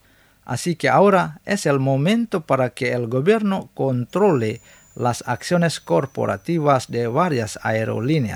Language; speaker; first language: Spanish; non-native, fluent; Indonesian